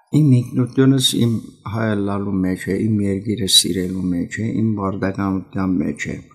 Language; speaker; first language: Armenian; early bilingual, heritage; Armenian